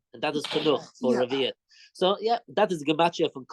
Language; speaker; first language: Dutch; non-native, fluent; English